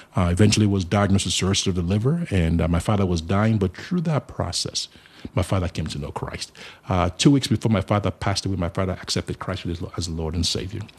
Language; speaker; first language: English; non-native, local second language; Yoruba